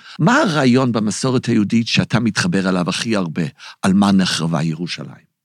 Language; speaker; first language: Hebrew; non-native, fluent; English